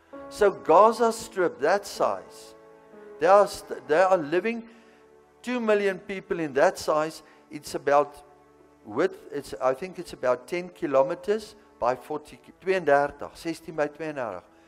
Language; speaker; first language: English; non-native, local second language; Afrikaans